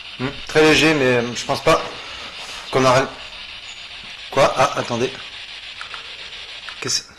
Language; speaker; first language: French; native; French